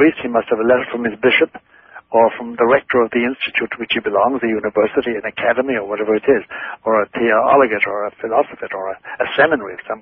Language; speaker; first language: English; non-native, local second language; Irish